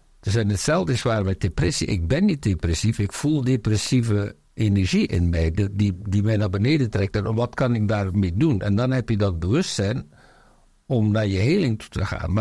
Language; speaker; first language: Dutch; native; Dutch